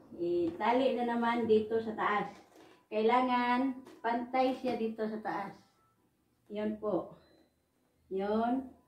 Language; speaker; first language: Filipino; non-native, local second language; Cebuano